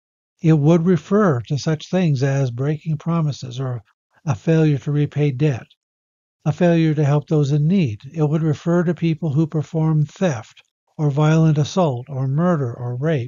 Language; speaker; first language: English; native; English